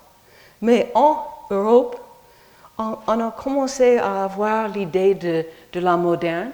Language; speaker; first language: French; non-native, fluent; English